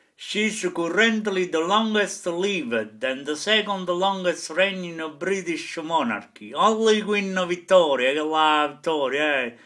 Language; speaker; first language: English; non-native, fluent; Italian